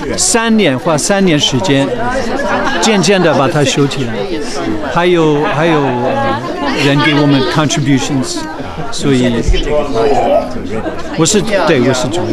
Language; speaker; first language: Chinese; non-native, fluent; English